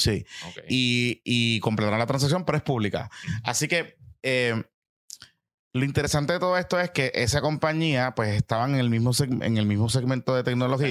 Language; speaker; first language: Spanish; native; Spanish